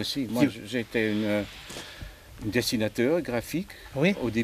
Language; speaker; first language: French; non-native, fluent; Dutch